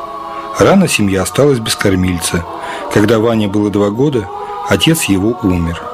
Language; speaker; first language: Russian; native; Russian